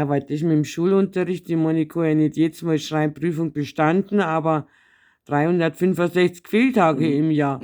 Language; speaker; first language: German; native; German